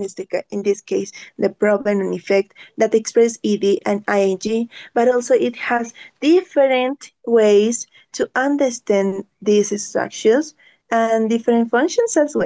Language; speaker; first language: English; non-native, learner; Spanish